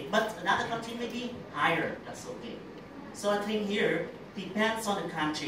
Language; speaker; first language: English; non-native, learner; Vietnamese